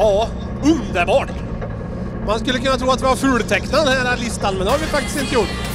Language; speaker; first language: Swedish; native; Swedish